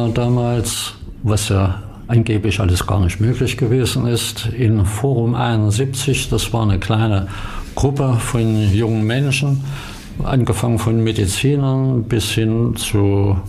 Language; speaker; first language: German; native; German